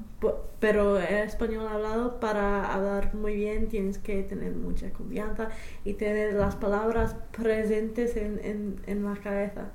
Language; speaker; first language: Spanish; non-native, fluent; English